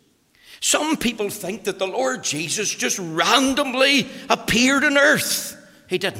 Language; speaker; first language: English; native; English